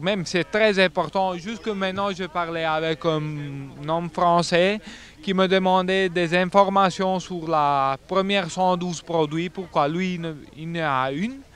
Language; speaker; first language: French; non-native, fluent; Italian